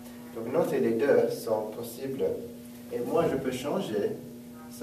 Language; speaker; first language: French; non-native, fluent; English